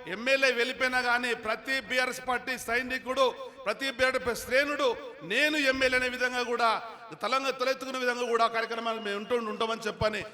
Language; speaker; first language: Telugu; native; Telugu